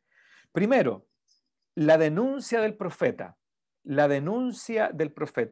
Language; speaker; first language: Spanish; native; Spanish